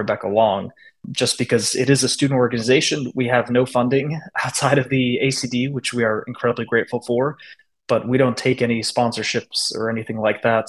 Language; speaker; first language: English; native; English